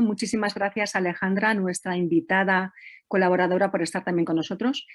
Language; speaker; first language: Spanish; native; Spanish